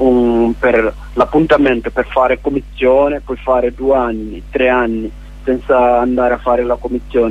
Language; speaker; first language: Italian; non-native, learner; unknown